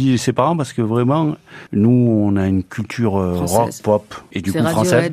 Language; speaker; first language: French; early bilingual, other home language; Arabic